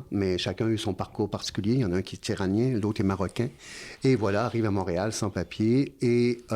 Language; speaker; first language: French; native; French